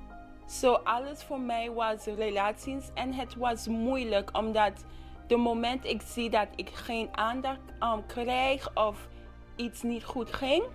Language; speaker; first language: Dutch; non-native, local second language; English